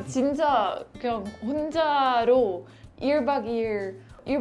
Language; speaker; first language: Korean; non-native, learner; Dutch